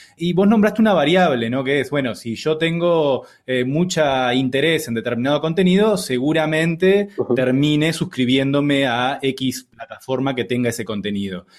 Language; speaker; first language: Spanish; native; Spanish